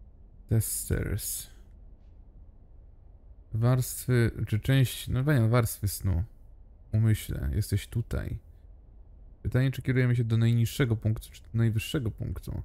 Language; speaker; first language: Polish; native; Polish